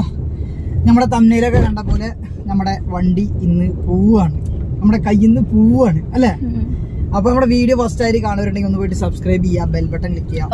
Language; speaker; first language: Malayalam; native; Malayalam